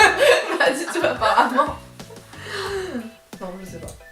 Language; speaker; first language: French; native; French